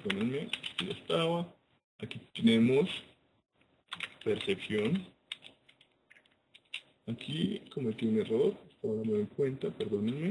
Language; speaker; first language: Spanish; native; Spanish